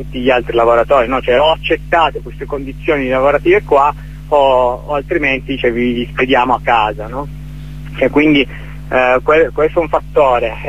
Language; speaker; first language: Italian; native; Italian